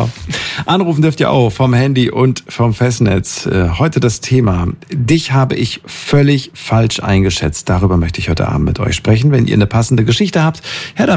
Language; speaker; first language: German; native; German